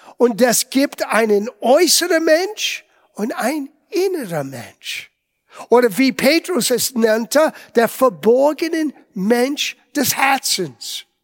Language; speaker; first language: German; non-native, fluent; English